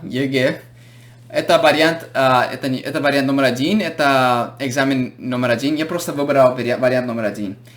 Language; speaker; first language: Russian; non-native, fluent; English